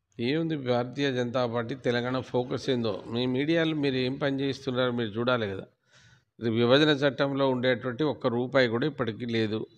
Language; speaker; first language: Telugu; non-native, local second language; Lambadi